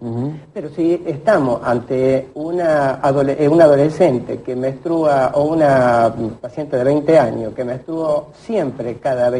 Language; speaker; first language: Spanish; native; Spanish